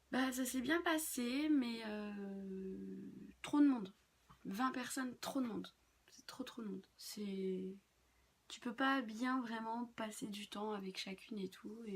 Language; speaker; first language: French; native; French